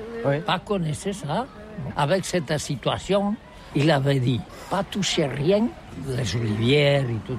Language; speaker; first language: French; non-native, learner; Catalan